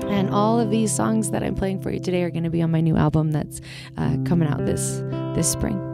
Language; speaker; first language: English; native; English